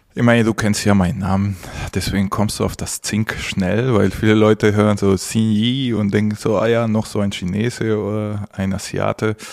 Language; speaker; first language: German; non-native, fluent; Spanish